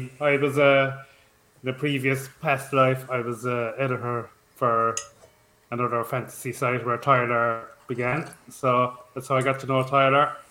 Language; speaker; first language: English; native; English